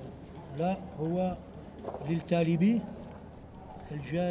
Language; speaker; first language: Arabic; non-native, learner; French